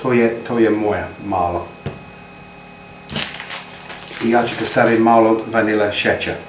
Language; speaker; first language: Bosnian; non-native, learner; English